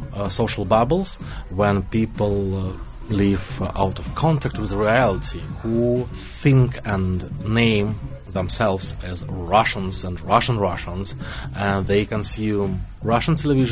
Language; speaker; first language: English; non-native, fluent; Russian